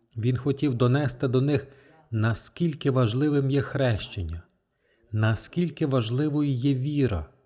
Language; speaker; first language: Ukrainian; non-native, fluent; French